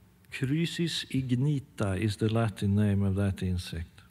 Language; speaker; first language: English; non-native, fluent; Swedish